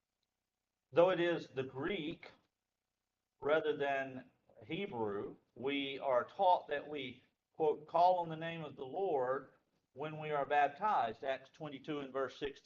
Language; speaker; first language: English; native; English